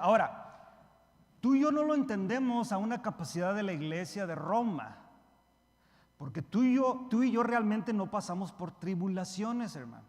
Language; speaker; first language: Spanish; early bilingual, heritage; Spanish